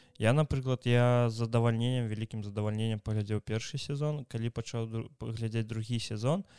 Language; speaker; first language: Belarusian; non-native, local second language; Russian